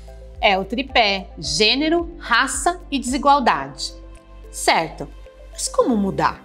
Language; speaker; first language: Portuguese; native; Portuguese